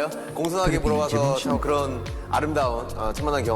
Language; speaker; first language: Korean; native; Korean